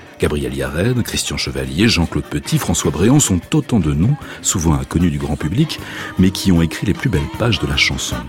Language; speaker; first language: French; native; French